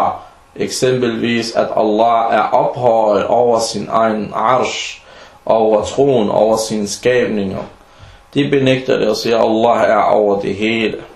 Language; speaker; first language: Danish; non-native, fluent; Arabic